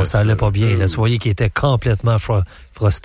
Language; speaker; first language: French; native; French